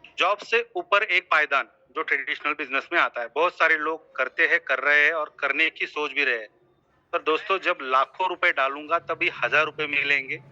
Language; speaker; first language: Hindi; non-native, local second language; Marathi